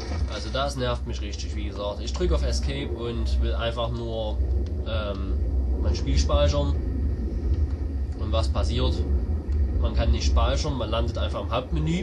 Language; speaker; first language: German; native; German